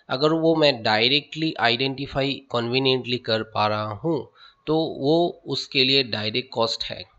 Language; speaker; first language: Hindi; non-native, local second language; Bangla